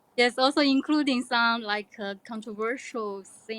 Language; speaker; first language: English; non-native, learner; Chinese